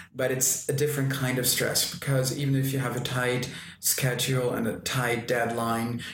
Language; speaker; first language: English; non-native, fluent; German